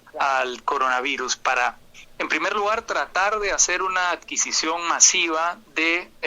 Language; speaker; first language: Spanish; native; Spanish